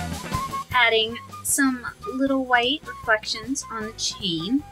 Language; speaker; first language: English; native; English